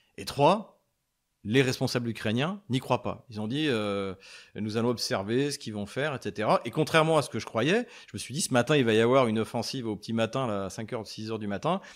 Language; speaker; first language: French; native; French